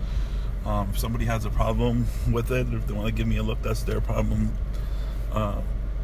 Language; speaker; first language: English; early bilingual, other home language; Urdu